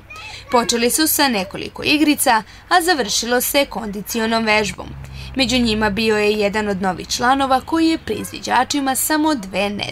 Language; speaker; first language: Serbian; native; Serbian